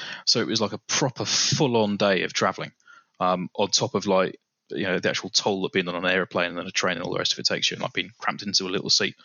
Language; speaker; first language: English; native; English